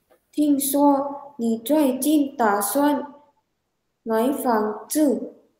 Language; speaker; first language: Chinese; non-native, learner; Indonesian